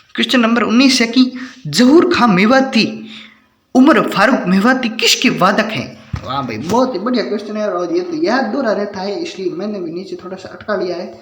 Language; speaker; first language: Hindi; native; Hindi